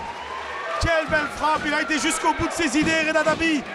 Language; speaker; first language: French; native; French